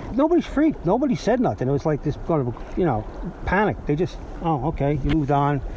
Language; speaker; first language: English; native; English